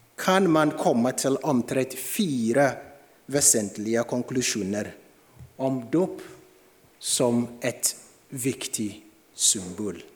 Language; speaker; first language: Norwegian; non-native, fluent; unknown